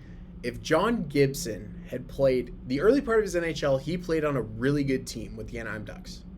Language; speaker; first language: English; native; English